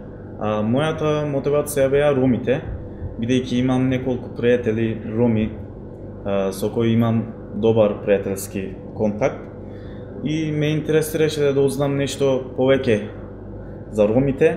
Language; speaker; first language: Macedonian; non-native, fluent; Turkish